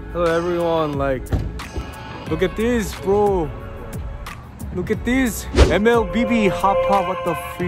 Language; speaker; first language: English; non-native, learner; Korean